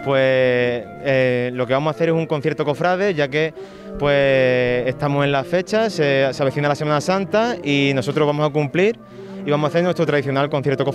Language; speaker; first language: Spanish; native; Spanish